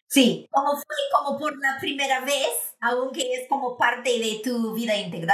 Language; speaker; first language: Spanish; non-native, fluent; English